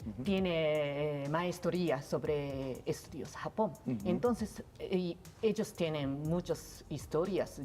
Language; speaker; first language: Spanish; non-native, learner; Japanese